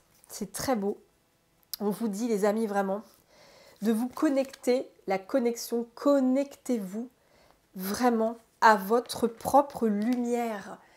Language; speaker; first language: French; native; French